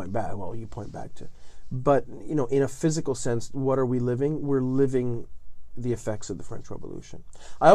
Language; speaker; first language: English; non-native, fluent; Italian